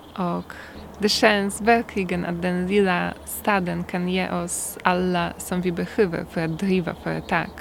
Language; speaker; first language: Swedish; non-native, learner; Polish